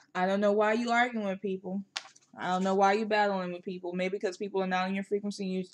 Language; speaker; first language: English; native; English